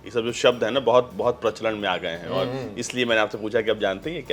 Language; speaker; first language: Hindi; native; Hindi